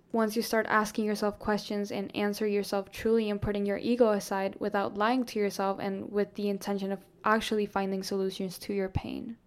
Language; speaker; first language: English; non-native, fluent; Spanish